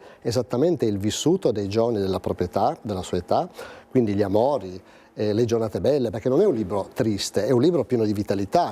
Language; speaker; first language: Italian; native; Italian